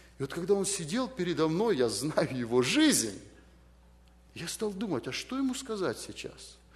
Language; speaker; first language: Russian; native; Russian